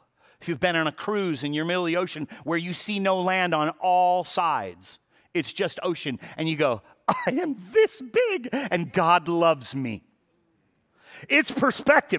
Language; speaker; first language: English; native; English